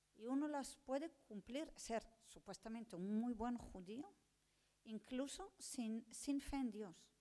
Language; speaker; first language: Spanish; non-native, fluent; Hebrew